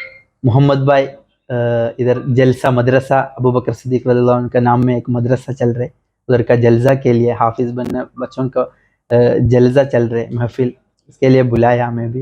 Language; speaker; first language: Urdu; non-native, local second language; Malayalam